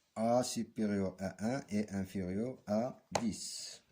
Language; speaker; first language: French; non-native, local second language; Arabic